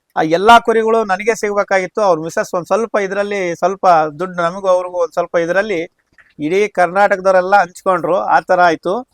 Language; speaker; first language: Kannada; native; Kannada